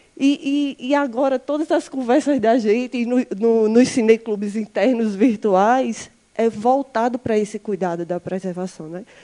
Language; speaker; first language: Portuguese; native; Portuguese